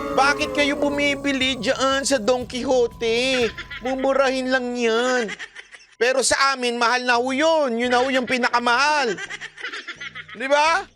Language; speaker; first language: Filipino; native; Filipino